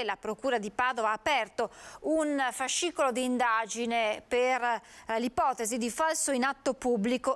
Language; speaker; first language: Italian; native; Italian